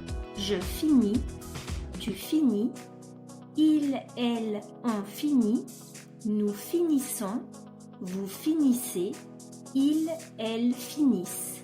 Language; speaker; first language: French; non-native, fluent; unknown